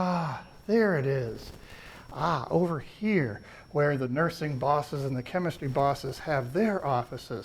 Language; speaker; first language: English; native; English